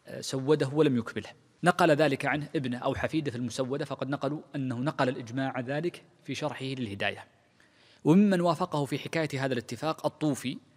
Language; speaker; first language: Arabic; native; Arabic